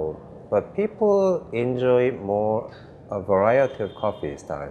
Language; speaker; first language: English; non-native, fluent; Korean